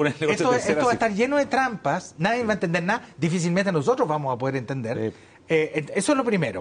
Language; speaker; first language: Spanish; native; Spanish